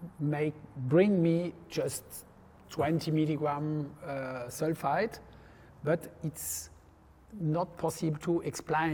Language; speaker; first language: English; non-native, learner; French